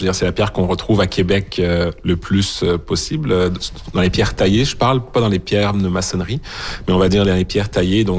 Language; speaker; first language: French; native; French